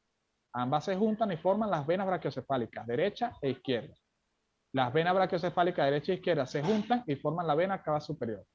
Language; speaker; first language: Spanish; native; Spanish